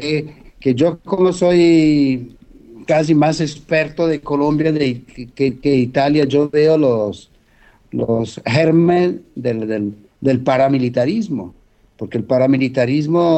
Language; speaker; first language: Spanish; non-native, fluent; Italian